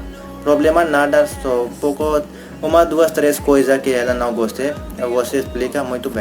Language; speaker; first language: Portuguese; non-native, learner; Hindi